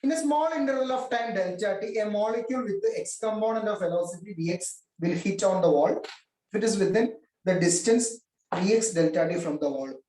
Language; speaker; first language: English; non-native, local second language; Malayalam